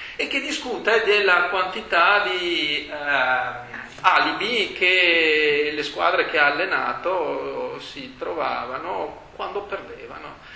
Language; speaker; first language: Italian; native; Italian